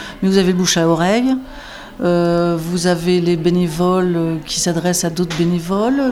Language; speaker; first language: French; native; French